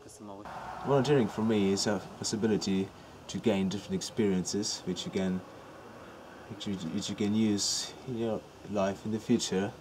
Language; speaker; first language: English; non-native, fluent; German